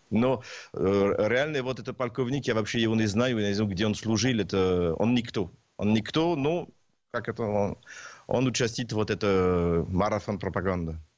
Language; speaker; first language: Russian; non-native, learner; French